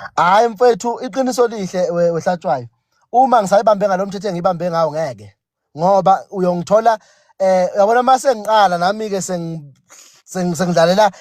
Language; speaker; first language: Zulu; native; Zulu